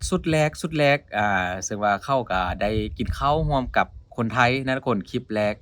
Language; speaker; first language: Thai; non-native, local second language; Northeastern Thai